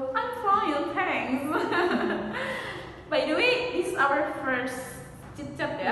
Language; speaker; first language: English; non-native, learner; Indonesian